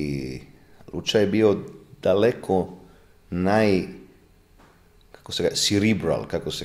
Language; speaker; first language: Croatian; non-native, fluent; Italian